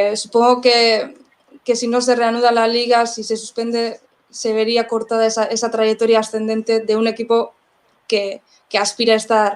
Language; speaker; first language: Spanish; non-native, local second language; Basque